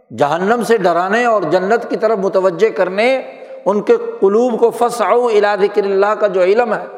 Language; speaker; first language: Urdu; native; Urdu